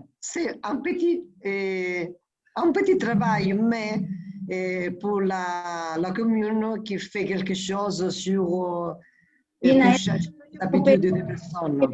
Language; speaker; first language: French; non-native, fluent; Italian